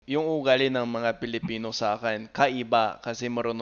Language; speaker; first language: Filipino; non-native, fluent; English